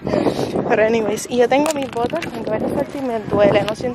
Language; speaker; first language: Spanish; early bilingual, heritage; Spanish